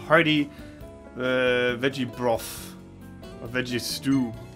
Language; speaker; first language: English; non-native, fluent; German